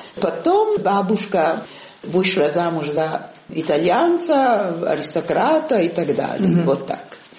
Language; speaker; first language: Russian; non-native, fluent; Italian